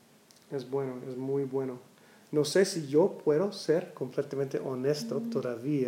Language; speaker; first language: Spanish; non-native, learner; English